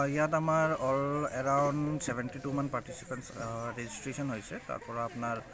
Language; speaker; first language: Assamese; native; Assamese